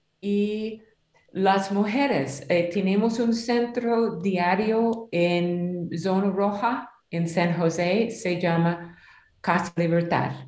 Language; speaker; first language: Spanish; non-native, learner; English